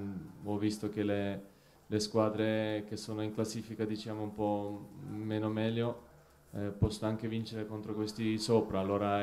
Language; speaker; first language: Italian; non-native, fluent; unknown